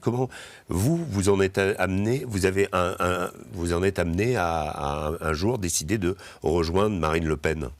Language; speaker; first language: French; native; French